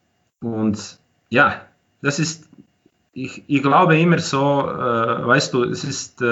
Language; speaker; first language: German; non-native, fluent; Croatian